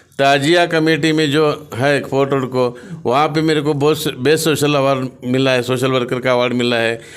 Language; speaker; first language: Hindi; non-native, local second language; Marathi